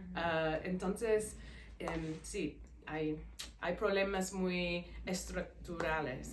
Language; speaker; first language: Spanish; non-native, fluent; English